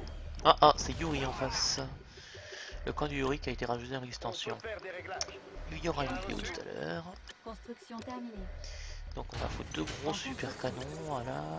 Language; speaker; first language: French; native; French